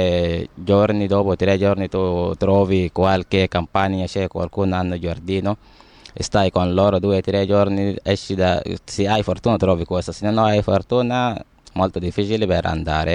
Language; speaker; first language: Italian; non-native, learner; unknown